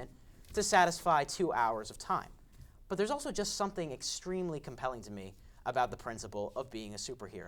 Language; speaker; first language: English; native; English